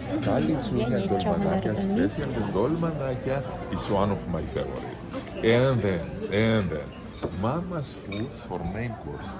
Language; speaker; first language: English; non-native, fluent; Greek